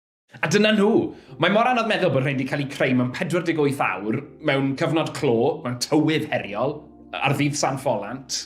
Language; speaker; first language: Welsh; native; Welsh